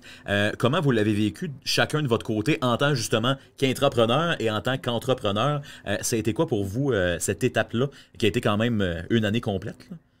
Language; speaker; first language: French; native; French